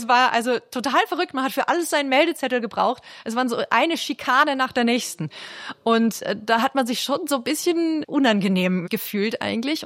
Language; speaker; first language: German; native; German